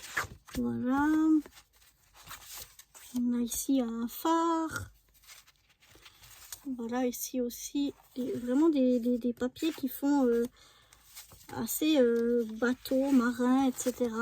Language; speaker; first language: French; native; French